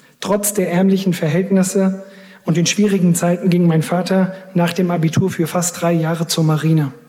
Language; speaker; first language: German; early bilingual, other home language; Greek